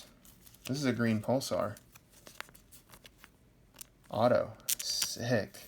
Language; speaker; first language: English; native; English